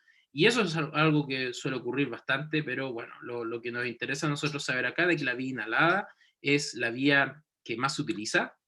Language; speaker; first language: Spanish; native; Spanish